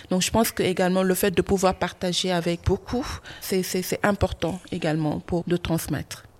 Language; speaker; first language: French; non-native, local second language; Wolof